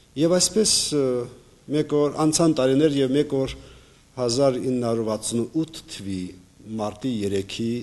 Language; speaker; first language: Armenian; native; Armenian